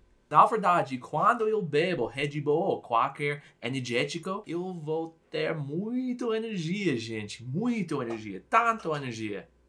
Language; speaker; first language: Portuguese; non-native, learner; English